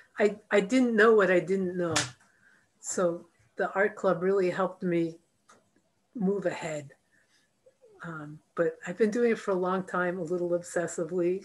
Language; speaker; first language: English; native; English